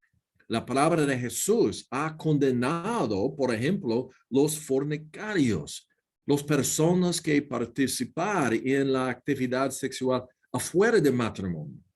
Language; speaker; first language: Spanish; non-native, learner; English